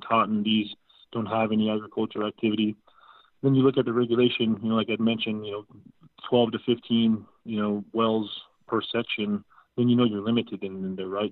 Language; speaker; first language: English; native; English